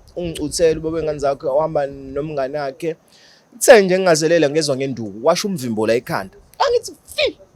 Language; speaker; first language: Zulu; native; Zulu